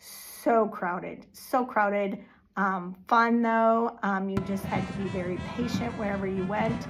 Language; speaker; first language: English; native; English